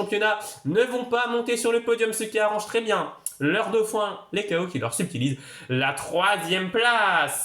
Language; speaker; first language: French; native; French